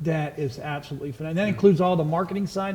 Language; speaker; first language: English; native; English